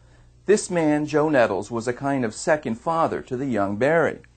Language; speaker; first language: English; native; English